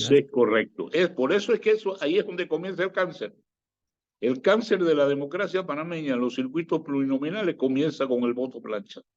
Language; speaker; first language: Spanish; native; Spanish